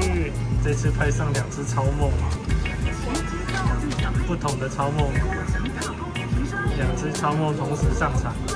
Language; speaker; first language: Chinese; native; Chinese